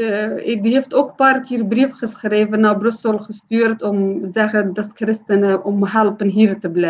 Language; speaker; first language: Dutch; non-native, learner; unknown